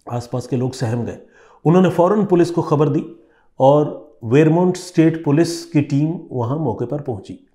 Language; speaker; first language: Hindi; non-native, local second language; Bangla